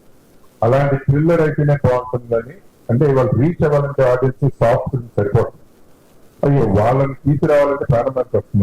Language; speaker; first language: Telugu; native; Telugu